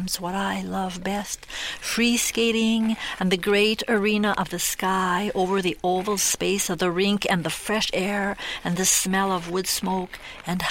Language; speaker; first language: English; non-native, fluent; French